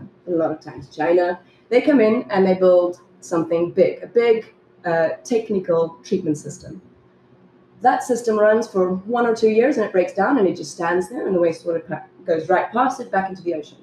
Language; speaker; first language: English; native; English